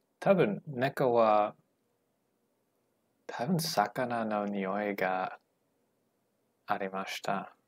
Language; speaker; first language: Japanese; non-native, learner; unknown